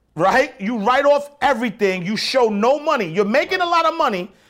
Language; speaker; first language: English; native; English